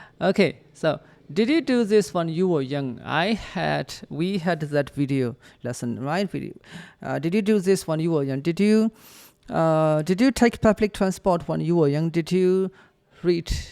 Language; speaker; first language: English; non-native, fluent; Burmese